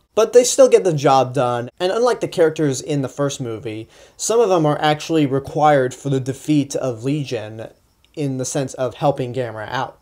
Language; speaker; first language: English; native; English